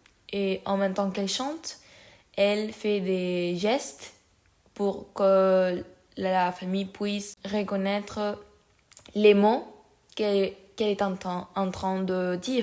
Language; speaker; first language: French; non-native, learner; Spanish